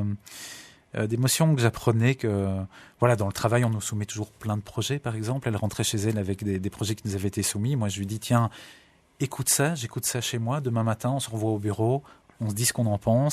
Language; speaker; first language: French; native; French